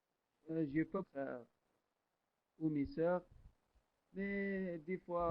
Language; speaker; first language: French; non-native, learner; Arabic